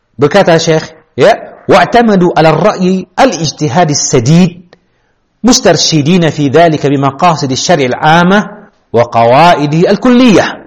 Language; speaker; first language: Arabic; non-native, fluent; Indonesian